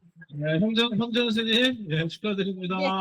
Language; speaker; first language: Korean; native; Korean